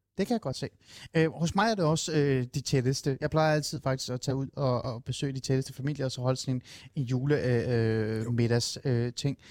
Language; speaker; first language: Danish; native; Danish